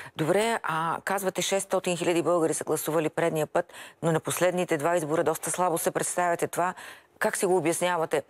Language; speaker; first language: Bulgarian; native; Bulgarian